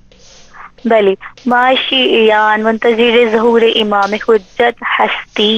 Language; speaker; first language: Persian; non-native, learner; Urdu